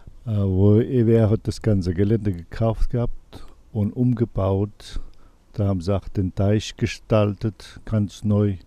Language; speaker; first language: German; non-native, learner; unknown